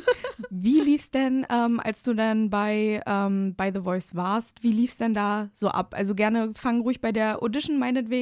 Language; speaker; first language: German; native; German